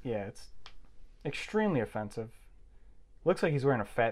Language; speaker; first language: English; native; English